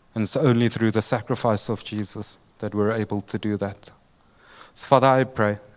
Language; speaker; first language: English; native; English